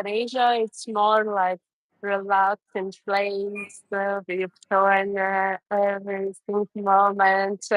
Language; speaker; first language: English; non-native, learner; Russian